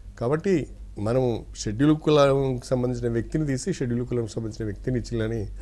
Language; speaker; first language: Telugu; native; Telugu